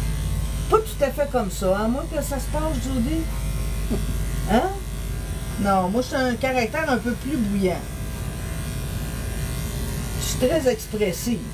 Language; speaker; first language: French; native; French